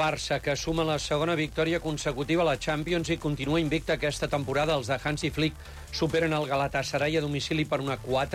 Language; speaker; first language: Catalan; native; Catalan